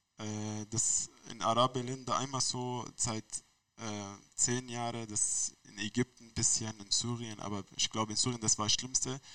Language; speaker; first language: German; non-native, learner; Arabic